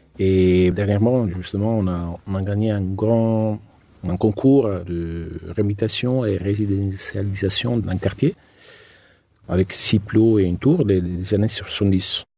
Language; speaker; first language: French; non-native, fluent; Italian